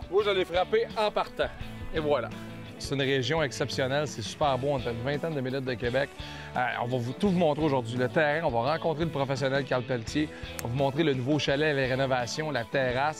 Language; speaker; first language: French; native; French